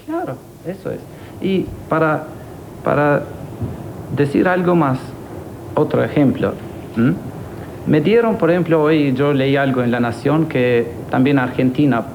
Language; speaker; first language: Spanish; non-native, fluent; Albanian